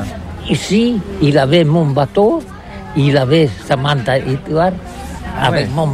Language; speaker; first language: French; non-native, learner; Catalan